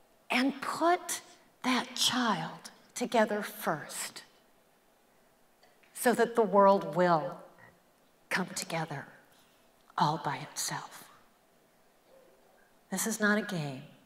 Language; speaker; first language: English; native; English